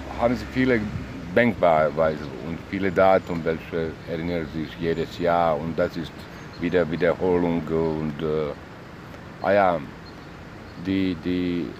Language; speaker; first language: German; non-native, learner; Bosnian